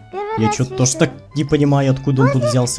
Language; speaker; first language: Russian; native; Russian